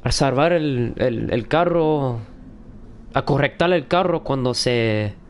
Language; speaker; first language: Spanish; early bilingual, heritage; Spanish